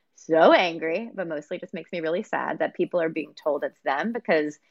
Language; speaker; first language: English; native; English